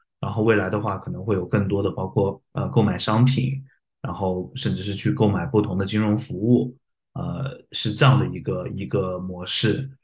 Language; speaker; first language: Chinese; native; Chinese